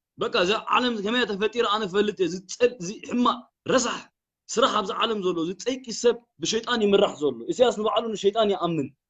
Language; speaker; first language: Tigrinya; early bilingual, heritage; Tigrinya